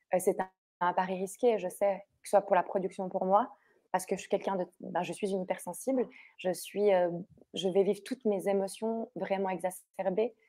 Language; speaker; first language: French; early bilingual, other home language; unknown